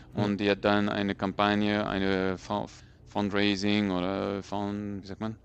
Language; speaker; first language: German; non-native, fluent; French